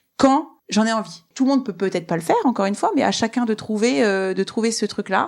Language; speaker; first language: French; native; French